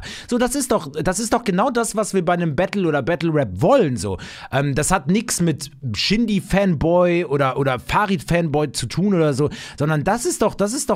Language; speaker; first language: German; native; German